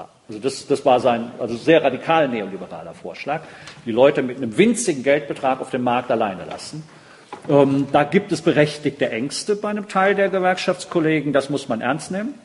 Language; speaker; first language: German; native; German